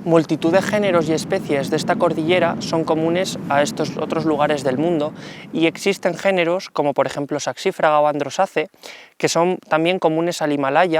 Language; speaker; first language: Spanish; native; Spanish